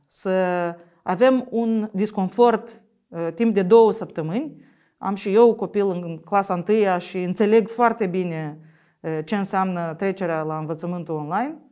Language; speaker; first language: Romanian; native; Romanian